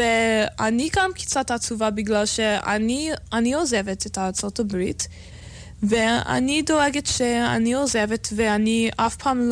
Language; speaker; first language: Hebrew; non-native, learner; English